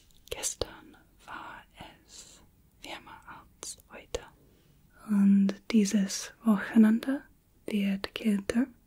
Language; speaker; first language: German; non-native, learner; English